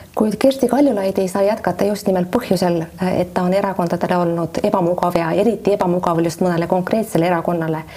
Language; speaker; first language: Estonian; native; Estonian